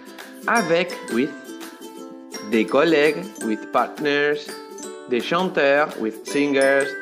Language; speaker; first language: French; non-native, fluent; Spanish